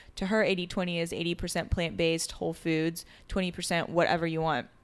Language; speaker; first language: English; early bilingual, other home language; French